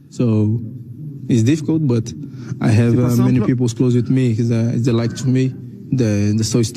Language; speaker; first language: English; non-native, learner; Portuguese